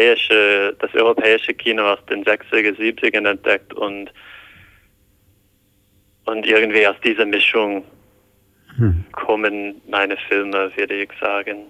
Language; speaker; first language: German; non-native, fluent; English